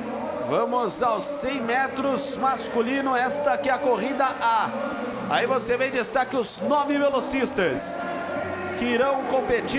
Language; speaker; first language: Portuguese; native; Portuguese